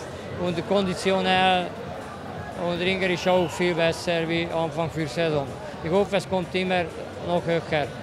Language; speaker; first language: German; non-native, learner; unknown